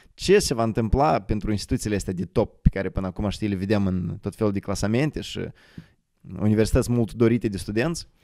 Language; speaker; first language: Romanian; native; Romanian